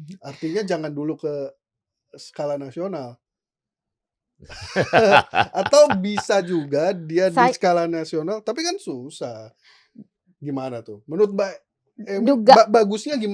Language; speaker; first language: Indonesian; native; Indonesian